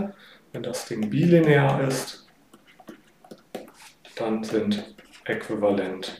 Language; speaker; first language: German; native; German